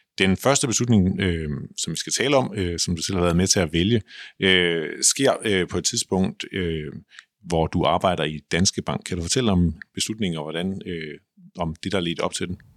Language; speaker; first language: Danish; native; Danish